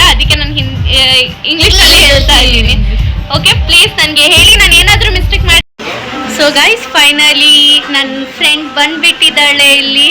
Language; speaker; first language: Kannada; non-native, local second language; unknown